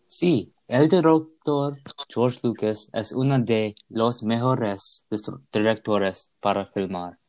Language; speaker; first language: Spanish; non-native, learner; English